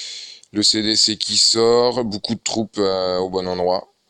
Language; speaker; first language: French; native; French